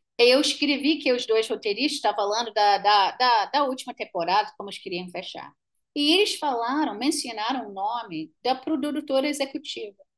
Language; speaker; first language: Portuguese; non-native, fluent; English